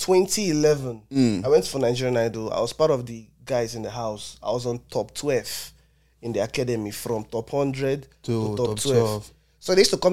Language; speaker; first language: English; non-native, local second language; Igbo